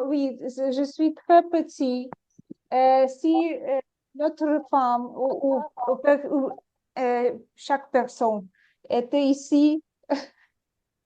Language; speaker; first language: French; non-native, learner; Ukrainian